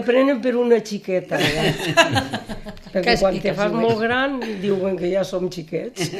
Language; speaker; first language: Catalan; non-native, local second language; Spanish